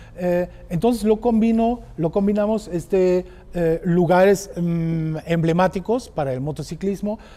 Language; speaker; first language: Spanish; non-native, fluent; German